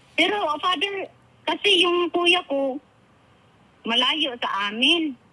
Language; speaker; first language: Filipino; non-native, local second language; Bikol